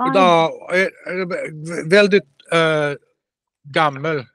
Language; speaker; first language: Swedish; non-native, learner; Russian